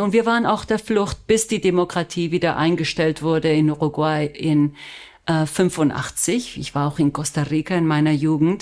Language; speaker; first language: German; early bilingual, other home language; Spanish